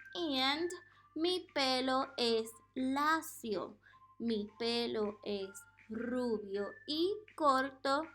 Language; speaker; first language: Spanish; non-native, fluent; English